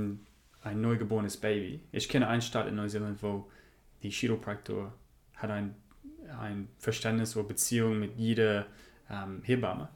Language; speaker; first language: German; non-native, learner; English